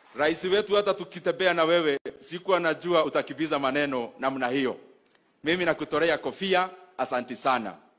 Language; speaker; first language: Swahili; non-native, local second language; Kikuyu